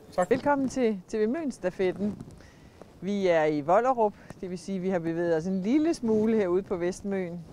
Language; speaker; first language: Danish; native; Danish